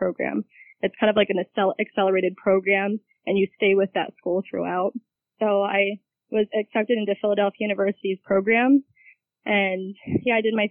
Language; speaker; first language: English; native; English